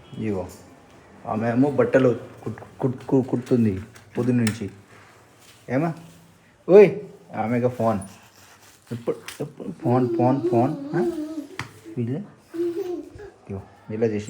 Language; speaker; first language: Telugu; non-native, learner; Hindi